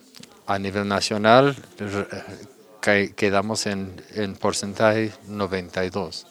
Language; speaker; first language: Spanish; non-native, fluent; English